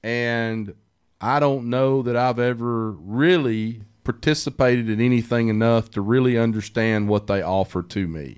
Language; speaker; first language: English; native; English